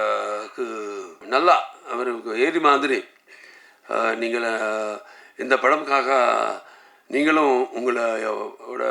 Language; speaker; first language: Tamil; non-native, local second language; Telugu